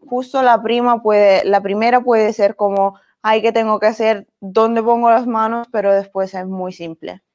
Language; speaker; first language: Spanish; non-native, fluent; Italian